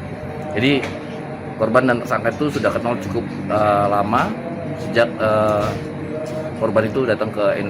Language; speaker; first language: Indonesian; native; Indonesian